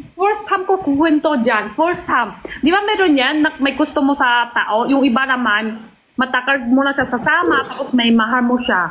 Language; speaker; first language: Filipino; non-native, local second language; Cebuano